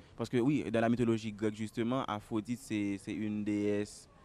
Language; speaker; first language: French; native; French